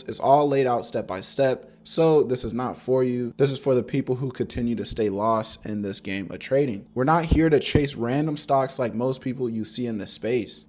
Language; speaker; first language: English; native; English